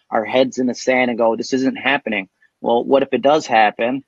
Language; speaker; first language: English; native; English